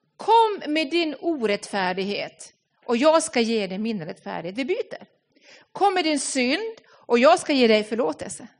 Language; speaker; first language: Swedish; non-native, fluent; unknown